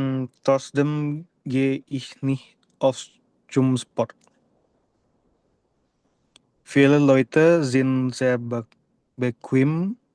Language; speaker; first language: German; non-native, learner; Indonesian